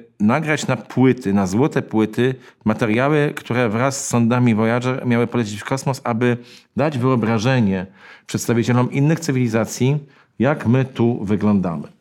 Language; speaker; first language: Polish; native; Polish